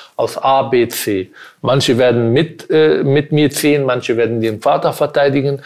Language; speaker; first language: German; non-native, fluent; Arabic